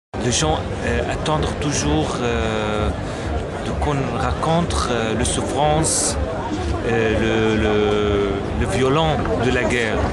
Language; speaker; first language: French; non-native, local second language; Arabic